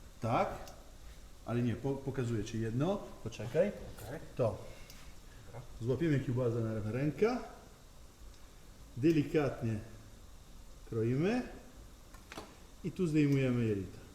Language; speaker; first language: Polish; non-native, learner; Italian